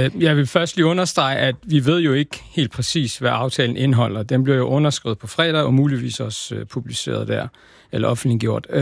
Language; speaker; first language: Danish; early bilingual, other home language; Persian